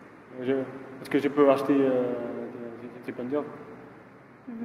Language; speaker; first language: French; non-native, learner; Arabic